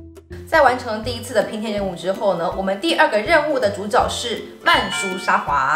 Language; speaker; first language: Chinese; native; Chinese